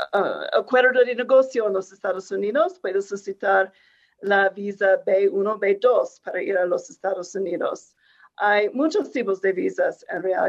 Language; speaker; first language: Spanish; non-native, fluent; English